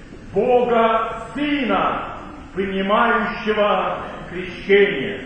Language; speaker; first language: Russian; native; Russian